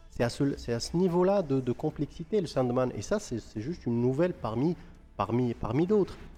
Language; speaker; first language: French; non-native, local second language; Arabic